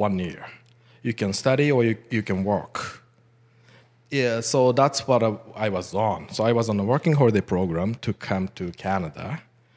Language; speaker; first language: English; non-native, fluent; Japanese